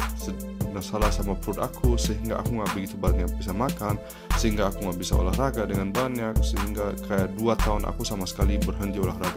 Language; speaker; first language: Indonesian; early bilingual, heritage; Indonesian